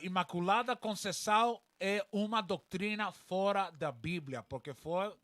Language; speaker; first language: Portuguese; non-native, learner; Spanish